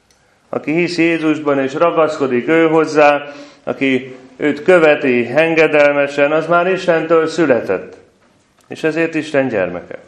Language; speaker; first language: Hungarian; native; Hungarian